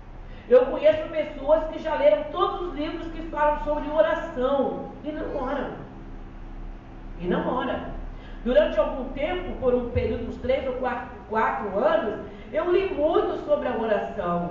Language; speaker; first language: Portuguese; native; Portuguese